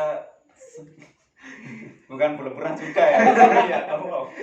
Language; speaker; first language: Indonesian; native; Indonesian